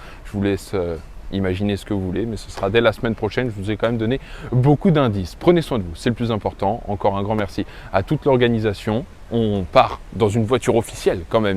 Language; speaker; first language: French; native; French